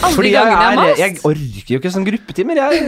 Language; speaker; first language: Norwegian; native; Norwegian